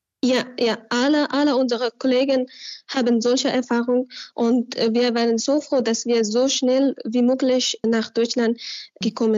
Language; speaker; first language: German; non-native, learner; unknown